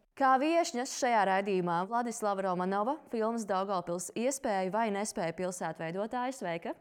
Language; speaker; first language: Latvian; native; Latvian